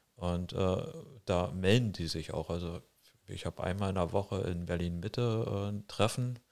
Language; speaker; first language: German; native; German